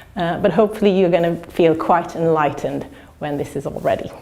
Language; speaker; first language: English; non-native, fluent; Swedish